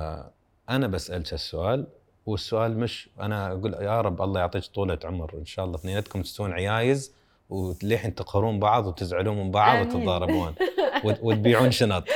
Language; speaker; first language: Arabic; native; Arabic